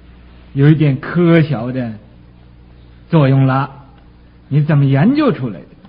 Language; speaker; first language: Chinese; native; Chinese